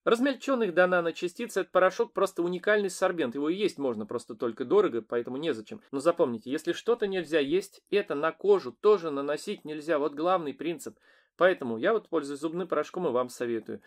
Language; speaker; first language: Russian; native; Russian